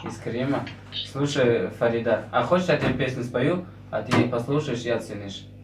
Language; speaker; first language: Russian; non-native, local second language; Tajik